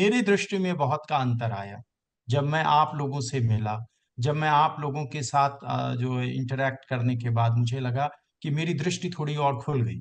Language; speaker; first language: Hindi; native; Hindi